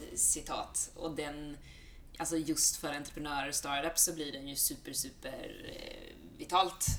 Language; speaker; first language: Swedish; native; Swedish